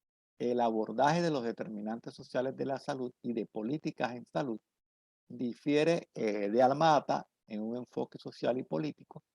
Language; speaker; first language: Spanish; native; Spanish